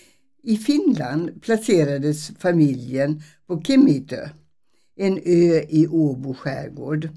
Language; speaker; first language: Swedish; early bilingual, other home language; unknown